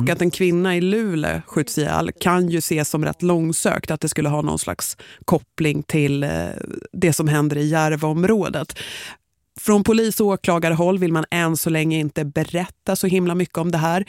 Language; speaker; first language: Swedish; native; Swedish